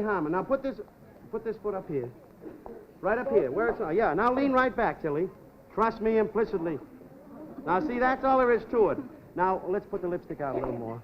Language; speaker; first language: English; native; English